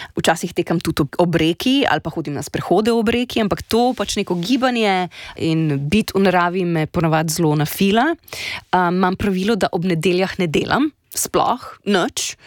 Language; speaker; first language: Slovenian; native; Slovenian